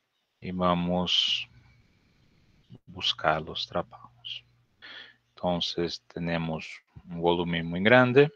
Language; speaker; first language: Spanish; non-native, learner; Portuguese